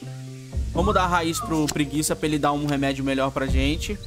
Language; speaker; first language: Portuguese; native; Portuguese